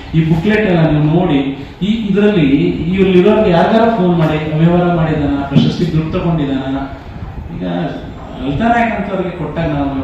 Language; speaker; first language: Kannada; non-native, local second language; Lambadi